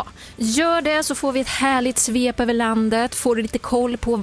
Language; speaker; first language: Swedish; native; Swedish